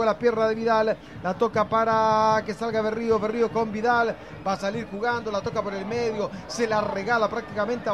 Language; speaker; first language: Spanish; native; Spanish